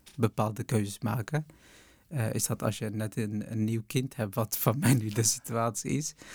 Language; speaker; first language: Dutch; early bilingual, other home language; Tigrinya